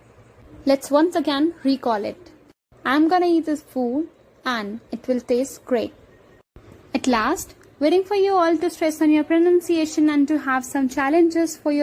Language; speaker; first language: English; non-native, local second language; Hindi